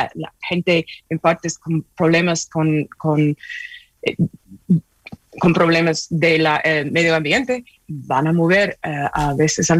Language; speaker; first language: Spanish; non-native, fluent; English